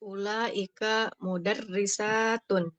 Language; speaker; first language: Arabic; non-native, learner; Indonesian